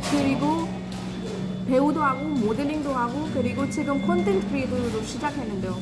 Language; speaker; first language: Korean; non-native, learner; Hindi